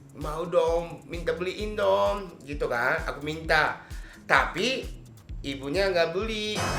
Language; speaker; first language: Indonesian; non-native, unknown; Japanese